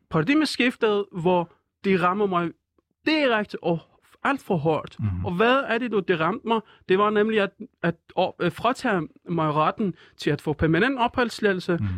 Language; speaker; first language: Danish; non-native, fluent; Persian